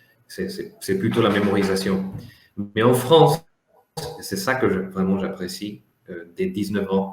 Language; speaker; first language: French; non-native, fluent; Spanish